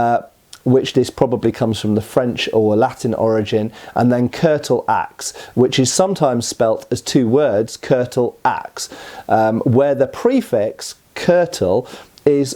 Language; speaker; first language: English; native; English